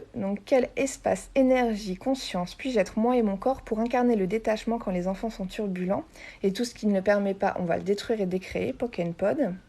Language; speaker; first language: French; native; French